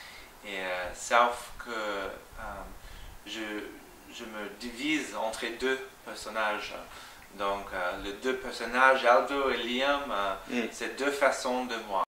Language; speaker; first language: French; non-native, fluent; English